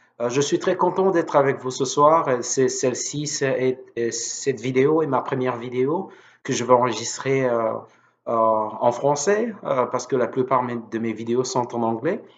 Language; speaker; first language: French; non-native, local second language; Lingala